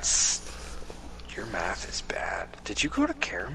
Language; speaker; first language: English; native; English